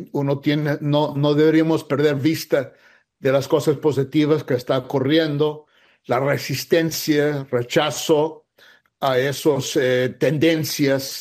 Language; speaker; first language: Spanish; non-native, fluent; English